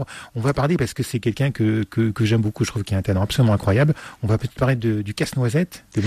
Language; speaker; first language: French; native; French